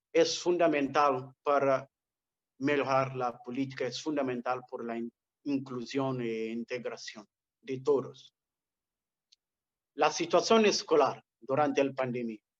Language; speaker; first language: Spanish; non-native, fluent; Portuguese